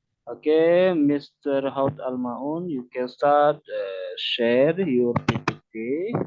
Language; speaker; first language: English; non-native, learner; Indonesian